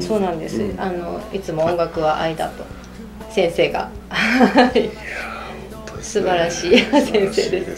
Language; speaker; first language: Japanese; native; Japanese